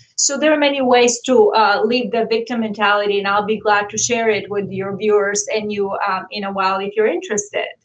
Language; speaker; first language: English; non-native, fluent; Bulgarian